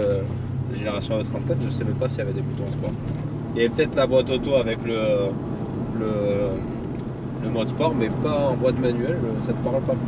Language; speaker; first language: French; native; French